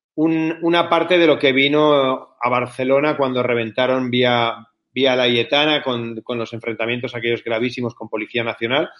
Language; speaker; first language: Spanish; native; Spanish